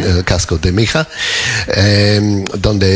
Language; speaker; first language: Spanish; non-native, learner; English